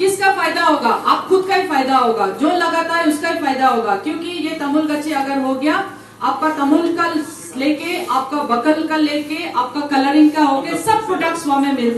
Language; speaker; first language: Hindi; non-native, local second language; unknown